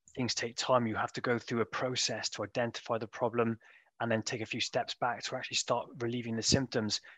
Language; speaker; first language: English; native; English